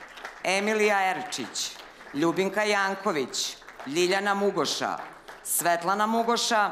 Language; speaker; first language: Serbian; native; Serbian